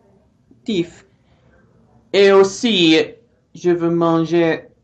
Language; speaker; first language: French; non-native, learner; English